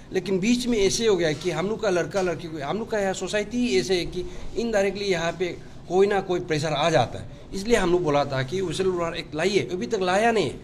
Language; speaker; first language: Hindi; non-native, local second language; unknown